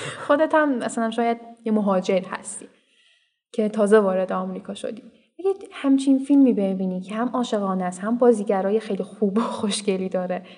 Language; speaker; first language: Persian; native; Persian